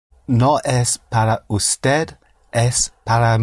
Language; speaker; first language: Spanish; non-native, learner; English